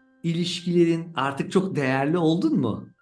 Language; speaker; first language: Turkish; native; Turkish